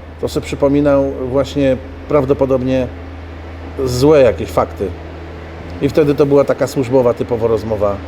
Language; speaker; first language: Polish; native; Polish